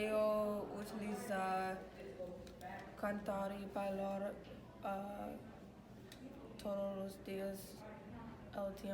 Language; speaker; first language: Spanish; non-native, learner; English